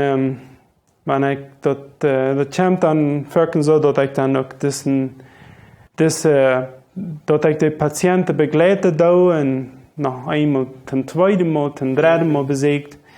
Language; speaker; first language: German; non-native, local second language; Low German